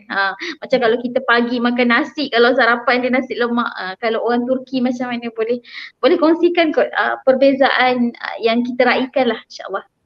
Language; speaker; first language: Malay; native; Malay